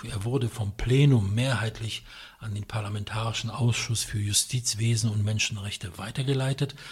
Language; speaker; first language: German; non-native, fluent; Polish